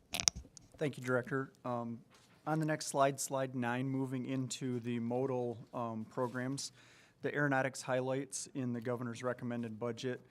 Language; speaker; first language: English; native; English